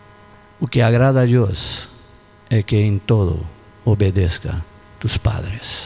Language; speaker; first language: Spanish; non-native, learner; Portuguese